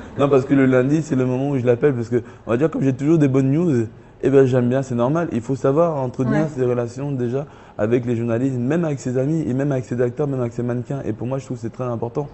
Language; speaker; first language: French; early bilingual, other home language; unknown